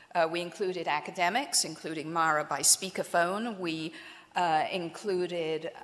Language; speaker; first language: English; native; English